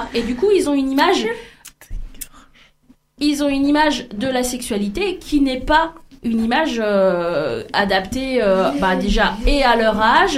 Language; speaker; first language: French; native; French